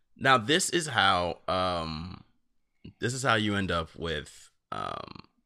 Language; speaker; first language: English; native; English